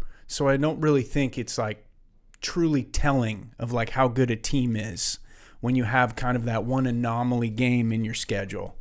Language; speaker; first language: English; native; English